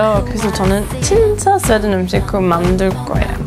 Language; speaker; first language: Korean; early bilingual, heritage; Swedish